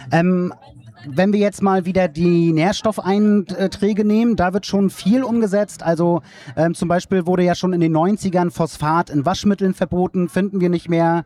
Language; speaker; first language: German; native; German